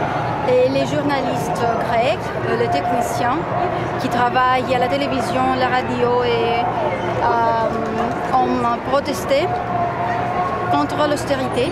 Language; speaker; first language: French; non-native, fluent; Greek